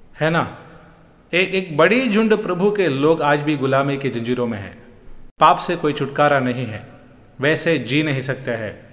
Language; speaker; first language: Hindi; non-native, local second language; Malayalam